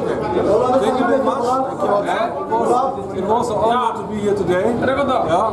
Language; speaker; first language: English; non-native, fluent; German